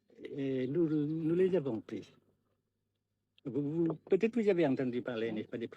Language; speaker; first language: French; non-native, local second language; Vietnamese